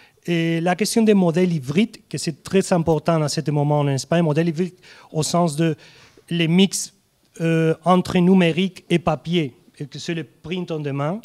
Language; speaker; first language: French; non-native, fluent; Spanish